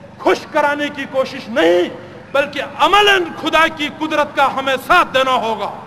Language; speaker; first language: Urdu; non-native, local second language; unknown